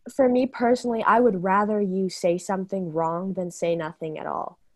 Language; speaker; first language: English; early bilingual, other home language; Chinese